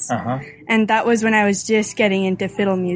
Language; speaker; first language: English; native; English